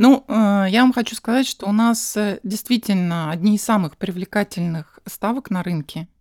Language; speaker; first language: Russian; native; Russian